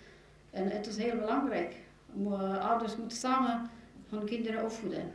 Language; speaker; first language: Dutch; non-native, learner; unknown